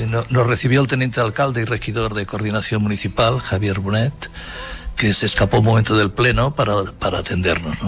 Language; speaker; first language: Spanish; native; Spanish